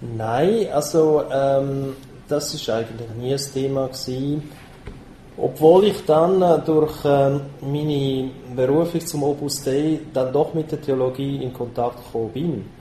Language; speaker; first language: German; non-native, local second language; Italian